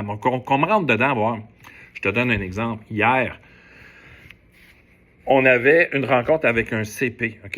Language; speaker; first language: French; native; French